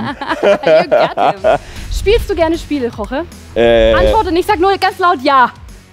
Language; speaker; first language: German; native; German